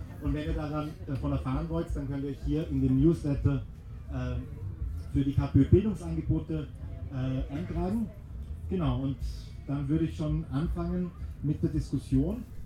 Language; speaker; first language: German; native; German